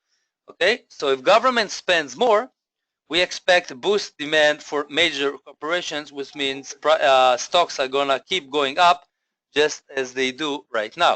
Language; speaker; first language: English; non-native, fluent; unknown